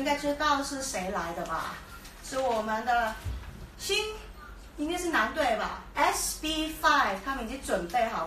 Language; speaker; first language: Chinese; non-native, fluent; Thai